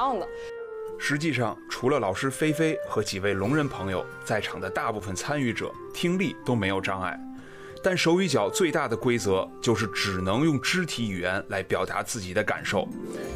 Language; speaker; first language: Chinese; native; Chinese